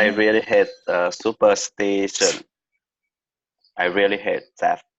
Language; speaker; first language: English; non-native, learner; Vietnamese